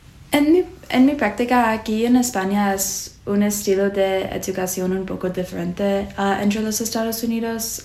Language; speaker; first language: Spanish; non-native, learner; English